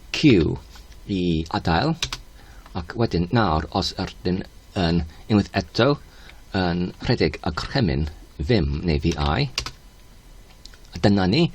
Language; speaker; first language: Welsh; non-native, learner; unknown